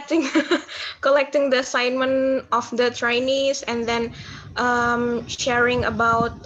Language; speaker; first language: English; non-native, learner; Indonesian